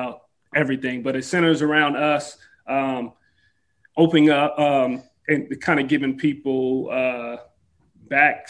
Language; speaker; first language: English; native; English